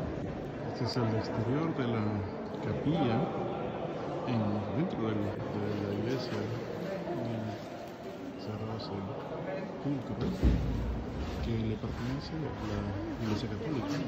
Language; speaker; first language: Spanish; early bilingual, heritage; Spanish